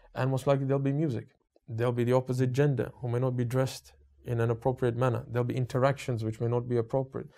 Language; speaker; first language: English; native; English